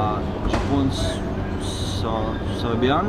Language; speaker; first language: French; non-native, learner; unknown